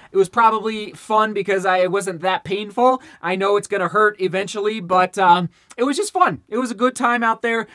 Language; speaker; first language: English; native; English